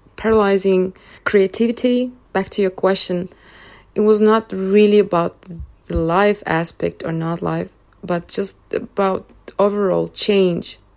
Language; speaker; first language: English; non-native, fluent; Russian